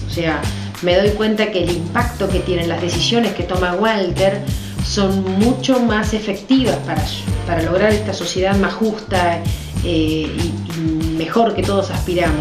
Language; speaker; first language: Spanish; native; Spanish